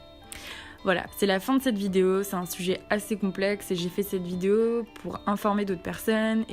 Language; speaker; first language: French; native; French